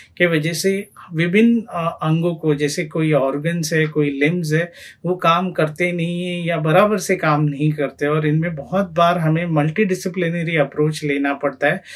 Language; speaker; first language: Hindi; non-native, local second language; Marathi